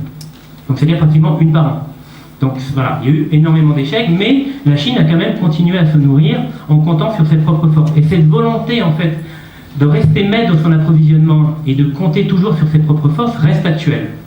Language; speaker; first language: French; native; French